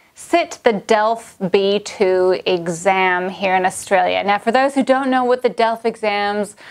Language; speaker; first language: English; native; English